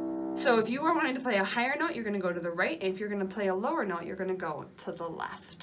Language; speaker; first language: English; native; English